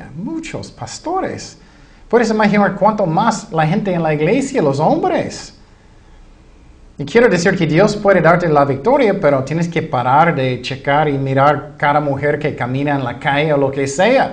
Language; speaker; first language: Spanish; non-native, fluent; English